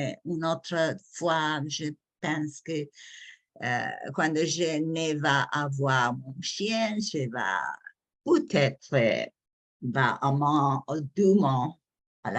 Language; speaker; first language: French; non-native, learner; English